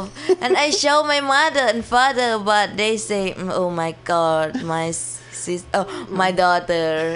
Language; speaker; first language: English; non-native, learner; Thai